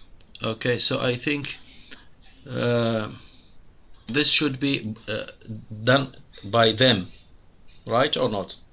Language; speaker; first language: English; non-native, fluent; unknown